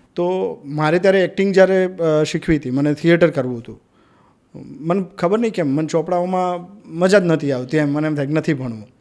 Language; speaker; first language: Gujarati; native; Gujarati